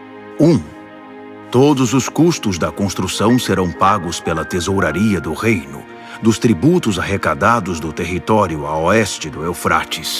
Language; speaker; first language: Portuguese; native; Portuguese